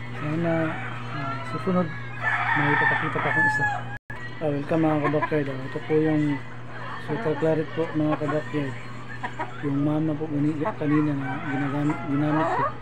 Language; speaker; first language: Filipino; non-native, local second language; Cebuano